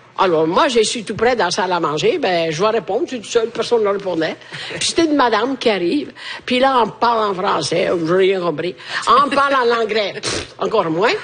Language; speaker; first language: French; non-native, fluent; Italian